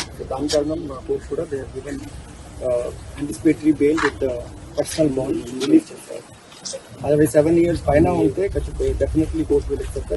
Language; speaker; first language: Telugu; non-native, local second language; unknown